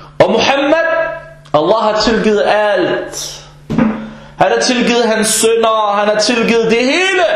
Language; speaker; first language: Danish; non-native, fluent; Arabic